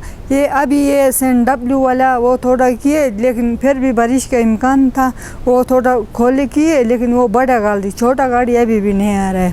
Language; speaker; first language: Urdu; non-native, local second language; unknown